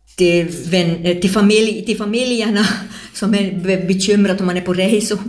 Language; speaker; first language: Swedish; native; Swedish